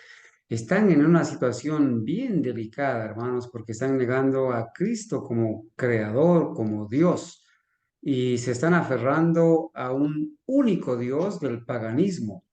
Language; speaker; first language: Spanish; native; Spanish